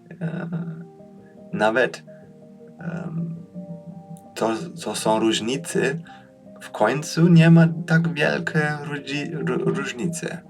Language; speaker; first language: Polish; early bilingual, heritage; Polish